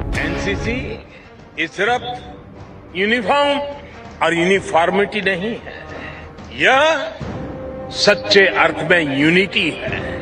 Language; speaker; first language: Hindi; non-native, local second language; Gujarati